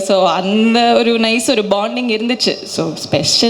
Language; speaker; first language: Tamil; non-native, learner; Malayalam